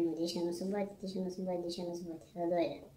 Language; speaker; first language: Romanian; non-native, learner; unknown